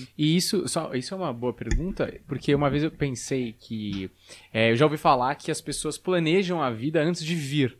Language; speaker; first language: Portuguese; native; Portuguese